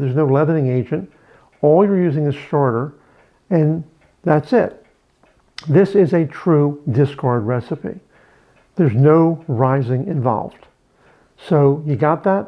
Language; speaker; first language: English; native; English